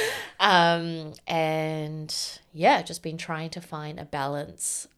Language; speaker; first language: English; native; English